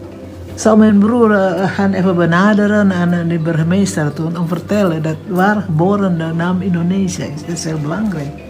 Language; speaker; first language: Dutch; non-native, fluent; Indonesian